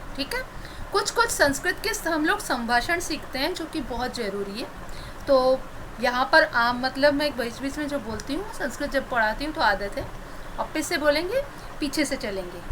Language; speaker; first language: Hindi; native; Hindi